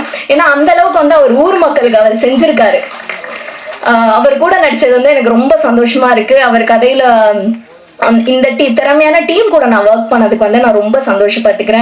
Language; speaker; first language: Tamil; native; Tamil